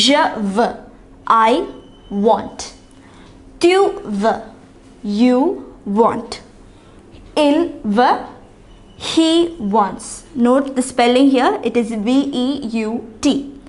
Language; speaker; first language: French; non-native, fluent; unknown